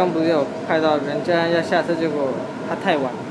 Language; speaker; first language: Chinese; native; Chinese